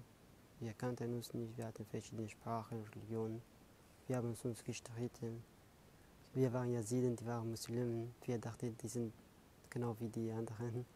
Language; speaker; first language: German; non-native, fluent; Kurdish